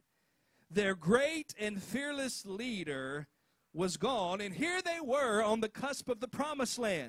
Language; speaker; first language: English; native; English